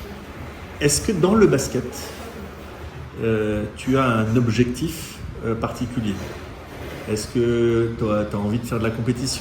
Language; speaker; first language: French; native; French